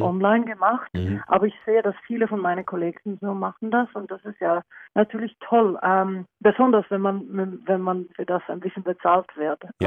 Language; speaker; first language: German; non-native, learner; Norwegian